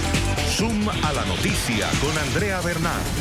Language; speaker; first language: Spanish; native; Spanish